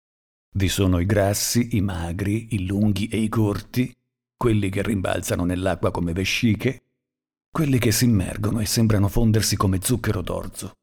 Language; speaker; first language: Italian; native; Italian